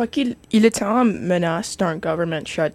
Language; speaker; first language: French; non-native, local second language; English